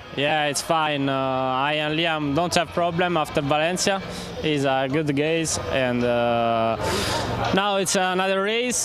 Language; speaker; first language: English; non-native, learner; Italian